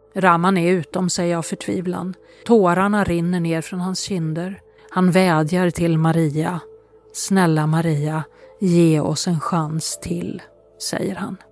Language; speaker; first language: Swedish; native; Swedish